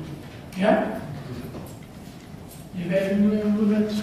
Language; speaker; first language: Dutch; non-native, learner; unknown